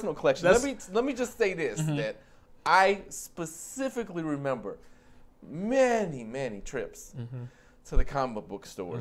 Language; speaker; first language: English; native; English